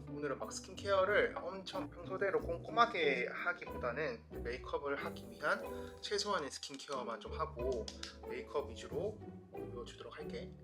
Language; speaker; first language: Korean; native; Korean